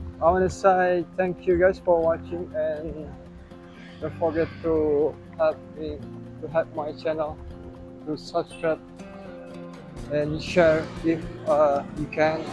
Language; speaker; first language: English; non-native, learner; Indonesian